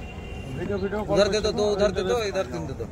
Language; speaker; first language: Hindi; non-native, local second language; Bangla